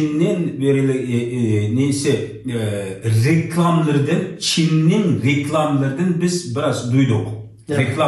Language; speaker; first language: Turkish; non-native, learner; Uyghur